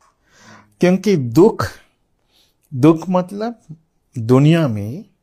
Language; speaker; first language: Hindi; non-native, fluent; Sinhala